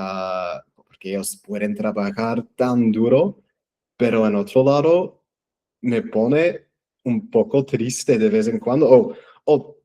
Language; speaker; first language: Spanish; non-native, fluent; English